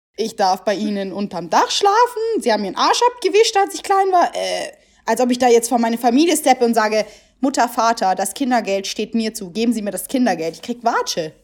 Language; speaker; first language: German; early bilingual, other home language; Italian